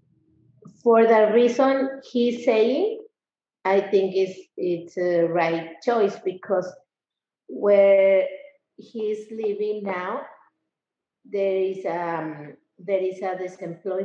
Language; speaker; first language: English; non-native, learner; Spanish